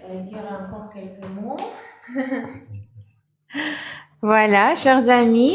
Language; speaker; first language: French; non-native, fluent; Russian